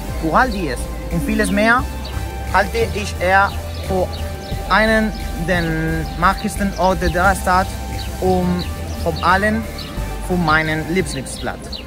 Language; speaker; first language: German; non-native, learner; Spanish